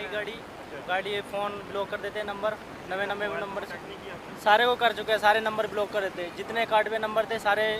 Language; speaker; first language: Hindi; native; Hindi